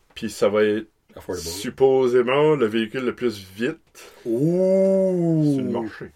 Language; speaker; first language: French; native; French